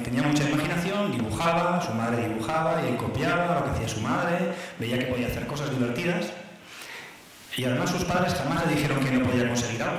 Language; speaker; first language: Spanish; native; Spanish